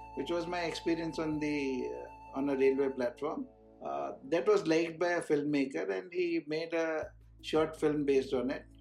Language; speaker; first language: English; non-native, local second language; Hindi